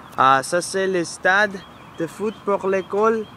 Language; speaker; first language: French; non-native, learner; English